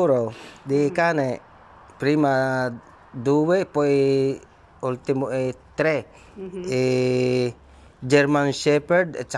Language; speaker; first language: Italian; non-native, learner; Filipino